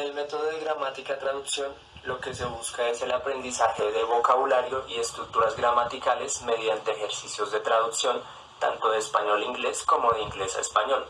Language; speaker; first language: Spanish; non-native, fluent; Portuguese